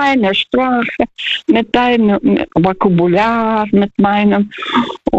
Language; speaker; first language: German; non-native, fluent; Russian